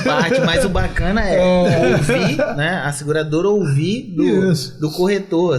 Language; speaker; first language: Portuguese; native; Portuguese